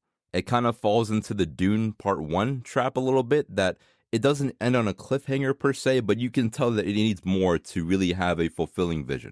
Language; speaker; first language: English; native; English